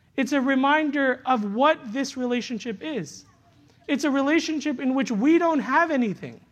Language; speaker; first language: English; native; English